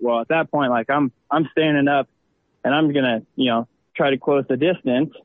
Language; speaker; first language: English; native; English